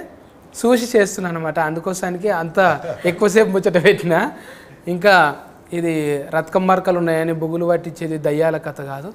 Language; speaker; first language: Telugu; native; Telugu